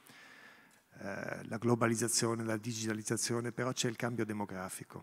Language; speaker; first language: Italian; non-native, local second language; German